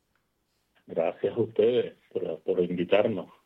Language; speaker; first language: Spanish; native; Spanish